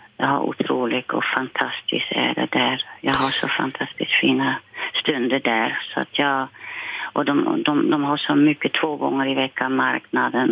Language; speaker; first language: Swedish; non-native, fluent; Dutch